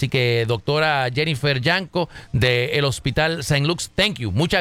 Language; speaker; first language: Spanish; native; Spanish